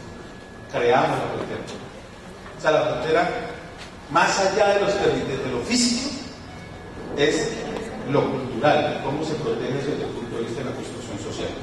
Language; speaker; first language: Spanish; native; Spanish